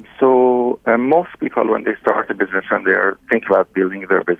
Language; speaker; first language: English; non-native, fluent; Persian